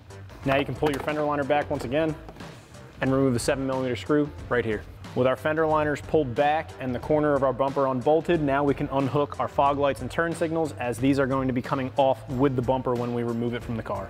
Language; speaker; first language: English; native; English